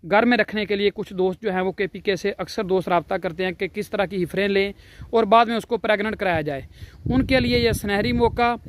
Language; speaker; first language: Urdu; non-native, local second language; Punjabi